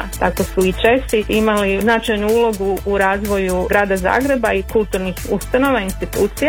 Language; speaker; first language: Croatian; native; Croatian